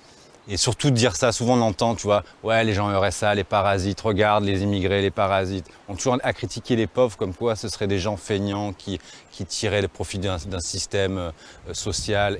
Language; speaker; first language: French; native; French